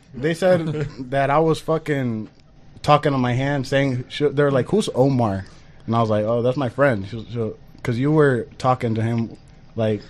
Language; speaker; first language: English; early bilingual, other home language; Spanish